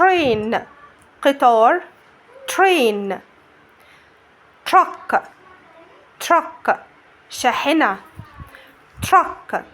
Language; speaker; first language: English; non-native, fluent; Arabic